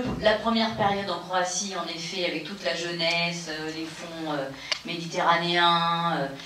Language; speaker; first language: French; native; French